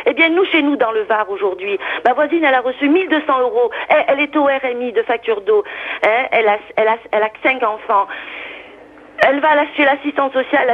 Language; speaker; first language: French; native; French